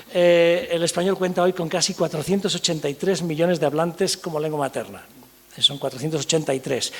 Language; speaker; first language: Spanish; early bilingual, other home language; English